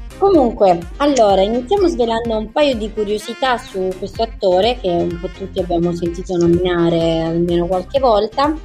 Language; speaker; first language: Italian; native; Italian